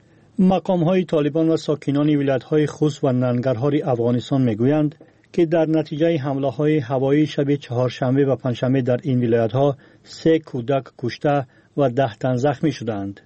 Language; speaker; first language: Persian; native; Persian